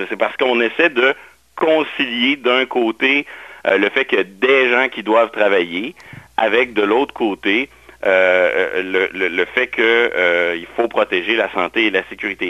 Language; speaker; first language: French; native; French